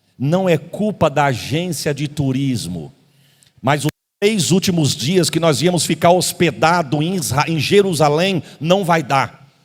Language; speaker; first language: Portuguese; native; Portuguese